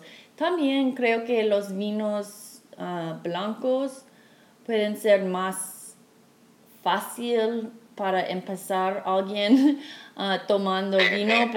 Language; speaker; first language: Spanish; non-native, learner; English